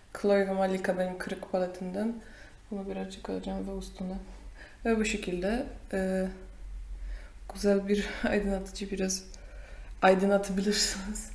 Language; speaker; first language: Turkish; non-native, fluent; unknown